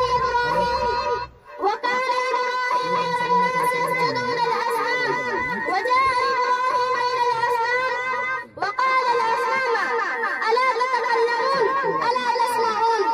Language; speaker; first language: Arabic; non-native, learner; Urdu